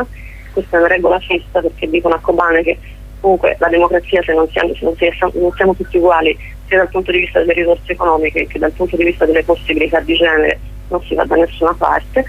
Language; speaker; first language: Italian; native; Italian